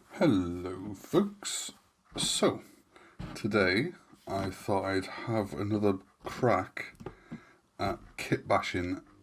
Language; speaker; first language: English; native; English